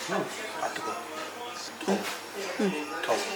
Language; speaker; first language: Korean; non-native, learner; English